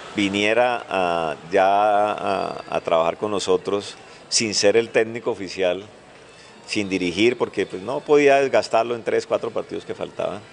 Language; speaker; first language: Spanish; native; Spanish